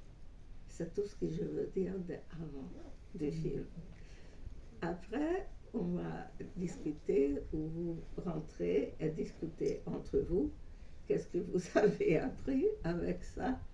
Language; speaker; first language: French; non-native, fluent; Hungarian